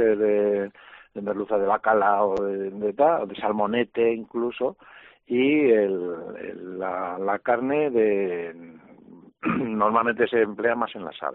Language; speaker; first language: Spanish; native; Spanish